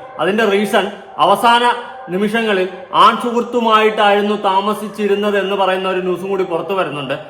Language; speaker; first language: Malayalam; native; Malayalam